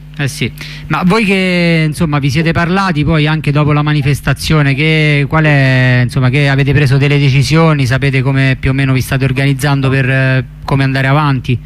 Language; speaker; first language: Italian; native; Italian